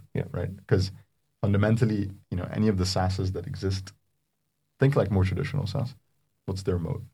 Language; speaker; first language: English; non-native, fluent; Arabic